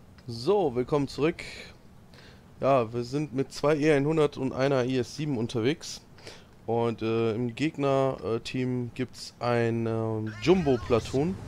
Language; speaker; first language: German; native; German